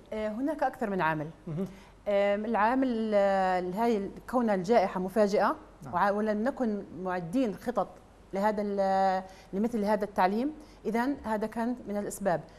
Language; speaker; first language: Arabic; native; Arabic